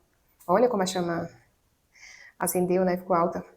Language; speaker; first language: Portuguese; native; Portuguese